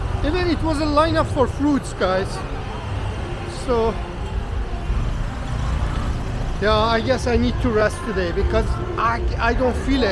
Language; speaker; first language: English; non-native, fluent; Persian